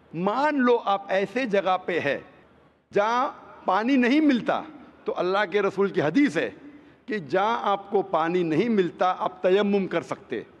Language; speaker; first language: Hindi; non-native, local second language; Konkani